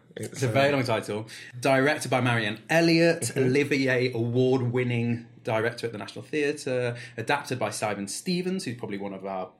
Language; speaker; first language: English; native; English